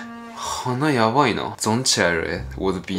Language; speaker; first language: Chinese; early bilingual, heritage; Japanese